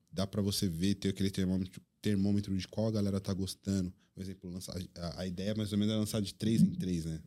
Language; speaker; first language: Portuguese; native; Portuguese